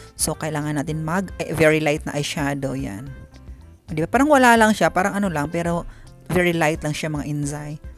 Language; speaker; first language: Filipino; non-native, local second language; Cebuano